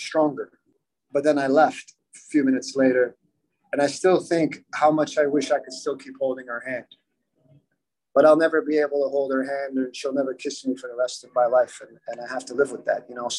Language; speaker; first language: English; native; English